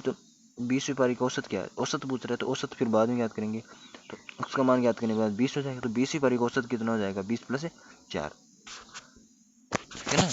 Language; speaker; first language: Hindi; native; Hindi